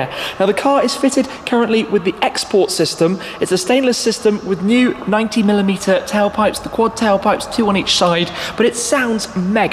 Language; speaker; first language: English; native; English